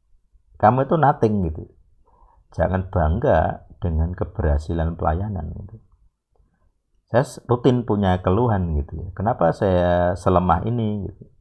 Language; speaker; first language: Indonesian; native; Indonesian